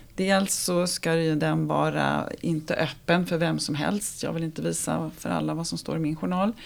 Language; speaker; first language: Swedish; native; Swedish